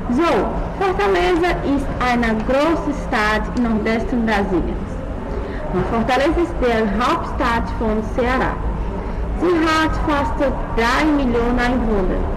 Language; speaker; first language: German; non-native, learner; Portuguese